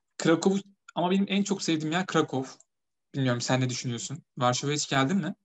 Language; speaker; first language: Turkish; native; Turkish